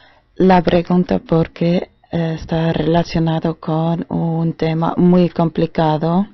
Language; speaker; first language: Spanish; non-native, fluent; German